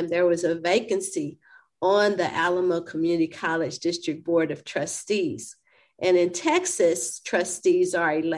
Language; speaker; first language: English; native; English